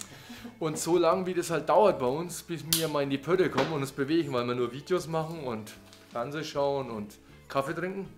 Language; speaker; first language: German; native; German